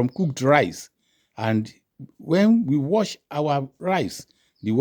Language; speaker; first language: English; non-native, local second language; Yoruba